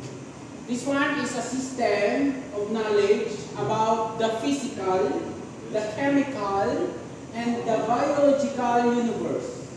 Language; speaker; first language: English; non-native, local second language; Filipino